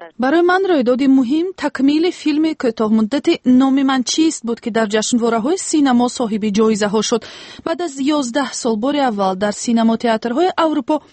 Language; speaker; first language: Tajik; native; Tajik